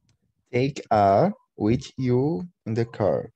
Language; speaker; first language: English; non-native, learner; Portuguese